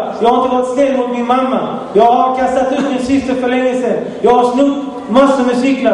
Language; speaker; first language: Swedish; non-native, fluent; Arabic